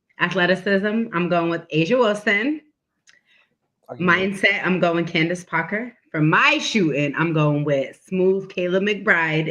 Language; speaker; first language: English; native; English